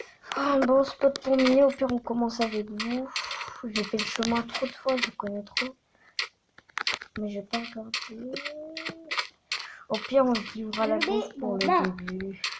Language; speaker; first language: French; native; French